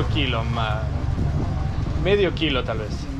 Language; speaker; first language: Spanish; non-native, fluent; Danish